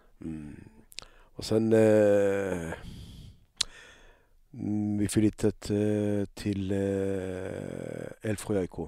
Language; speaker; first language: Swedish; non-native, learner; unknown